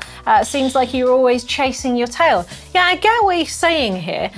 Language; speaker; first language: English; native; English